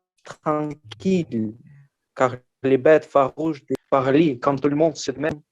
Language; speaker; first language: French; non-native, learner; Ukrainian